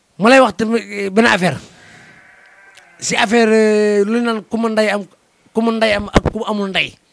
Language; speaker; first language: Wolof; native; Wolof